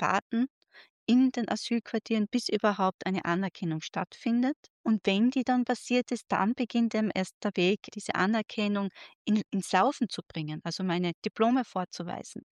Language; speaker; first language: German; native; German